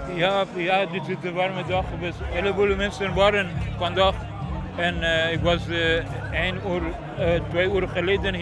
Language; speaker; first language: Dutch; non-native, learner; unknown